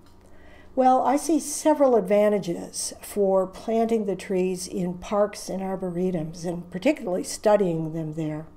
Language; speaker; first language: English; native; English